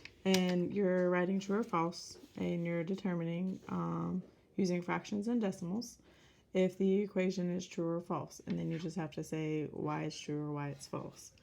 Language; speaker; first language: English; native; English